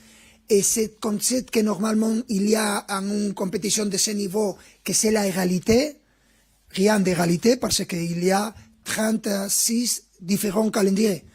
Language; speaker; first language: French; non-native, fluent; Spanish